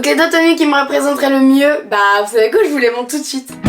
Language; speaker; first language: French; native; French